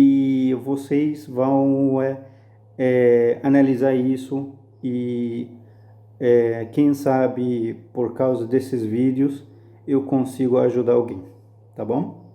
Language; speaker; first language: Portuguese; non-native, fluent; Arabic